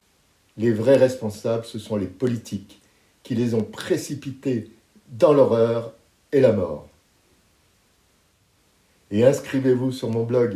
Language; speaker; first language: French; native; French